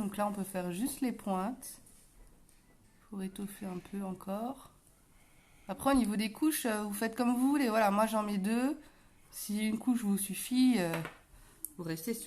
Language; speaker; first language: French; native; French